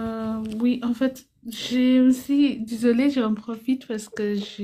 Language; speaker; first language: French; non-native, fluent; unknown